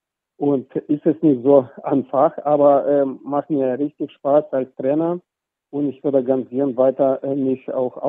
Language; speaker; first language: German; non-native, fluent; Russian